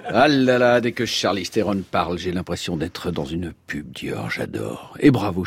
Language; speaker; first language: French; native; French